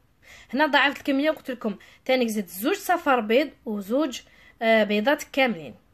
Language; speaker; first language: Arabic; native; Arabic